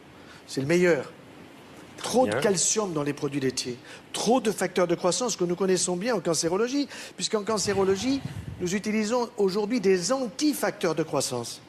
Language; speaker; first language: French; native; French